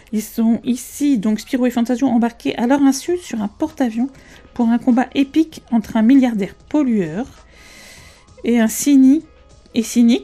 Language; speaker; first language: French; native; French